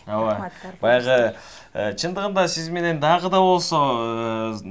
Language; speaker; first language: Kyrgyz; native; Kyrgyz